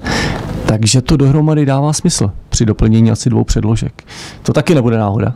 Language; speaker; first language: Czech; native; Czech